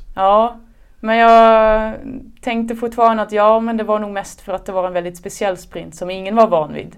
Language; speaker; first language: Swedish; non-native, fluent; Dutch